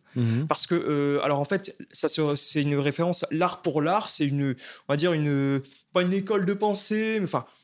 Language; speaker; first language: French; native; French